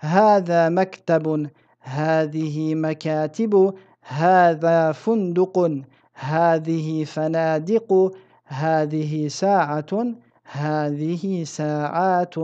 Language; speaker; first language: Arabic; non-native, fluent; French